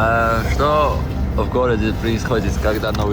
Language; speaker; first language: Russian; non-native, fluent; Georgian